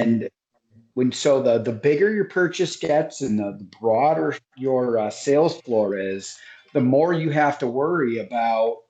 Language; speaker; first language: English; native; English